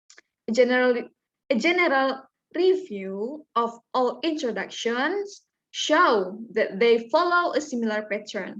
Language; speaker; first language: English; non-native, learner; Indonesian